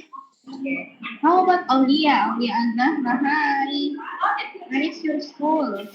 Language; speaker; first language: English; non-native, fluent; Indonesian